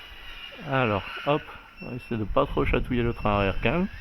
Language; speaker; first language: French; native; French